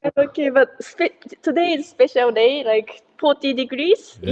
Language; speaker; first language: English; non-native, learner; Japanese